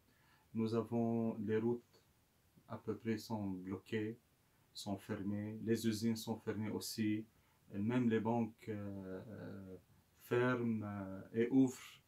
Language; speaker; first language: French; non-native, local second language; Arabic